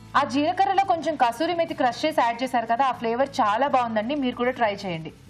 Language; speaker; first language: Telugu; native; Telugu